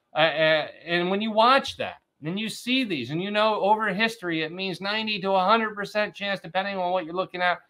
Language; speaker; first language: English; native; English